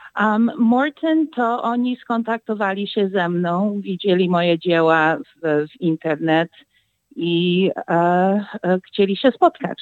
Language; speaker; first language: Polish; early bilingual, heritage; Polish